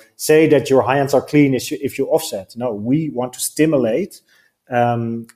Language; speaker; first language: English; non-native, fluent; Dutch